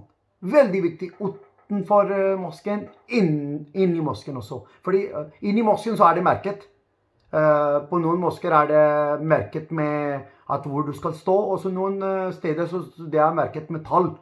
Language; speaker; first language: Norwegian; non-native, learner; Urdu